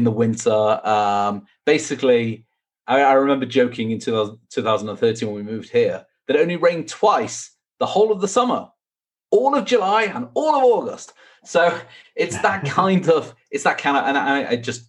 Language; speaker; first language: English; native; English